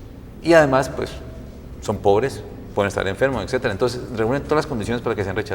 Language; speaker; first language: Spanish; native; Spanish